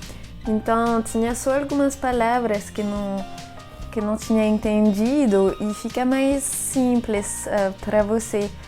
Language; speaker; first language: Portuguese; non-native, fluent; French